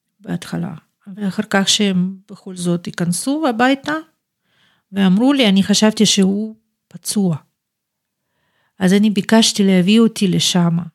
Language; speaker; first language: Hebrew; non-native, fluent; Russian